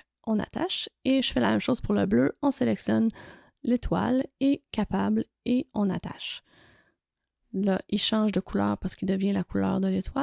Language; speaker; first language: French; native; French